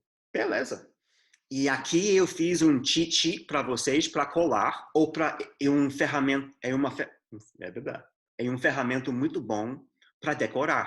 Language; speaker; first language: Portuguese; non-native, fluent; English